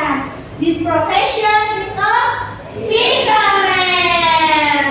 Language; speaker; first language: English; non-native, learner; Indonesian